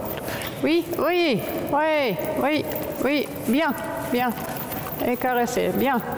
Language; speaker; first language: French; non-native, fluent; German